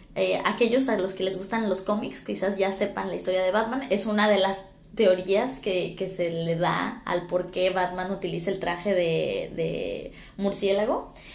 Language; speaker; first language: Spanish; native; Spanish